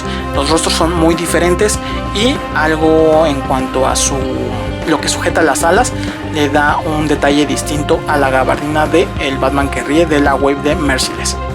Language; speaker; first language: Spanish; native; Spanish